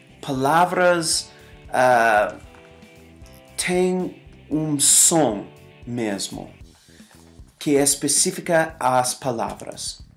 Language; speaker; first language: Portuguese; non-native, fluent; English